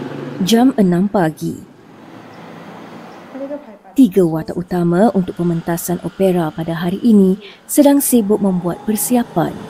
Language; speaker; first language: Malay; native; Malay